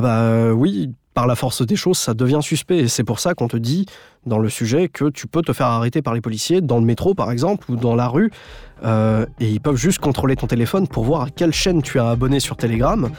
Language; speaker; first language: French; native; French